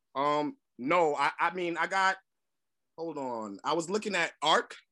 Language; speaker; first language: English; native; English